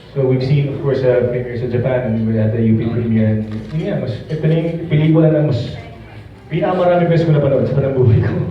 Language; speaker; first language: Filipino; native; Filipino